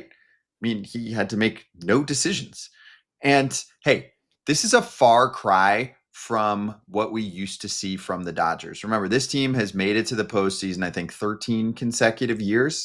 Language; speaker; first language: English; native; English